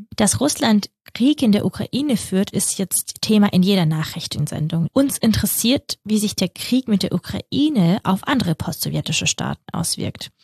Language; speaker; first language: German; early bilingual, other home language; Russian